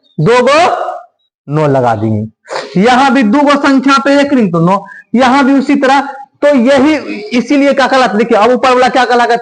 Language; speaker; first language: Hindi; native; Hindi